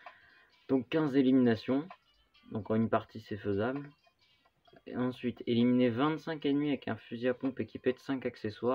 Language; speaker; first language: French; native; French